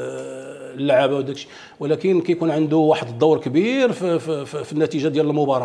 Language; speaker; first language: Arabic; native; Arabic